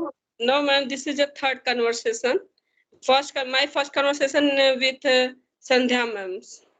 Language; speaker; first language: English; non-native, learner; Hindi